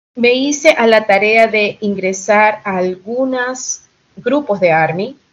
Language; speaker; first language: Spanish; early bilingual, heritage; Spanish